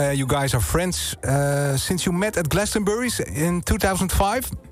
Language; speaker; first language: English; non-native, fluent; Dutch